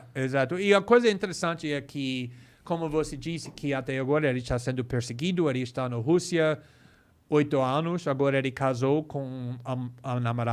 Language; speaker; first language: Portuguese; non-native, fluent; English